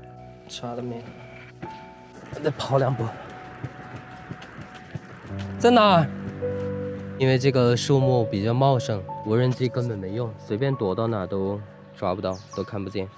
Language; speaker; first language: Chinese; native; Chinese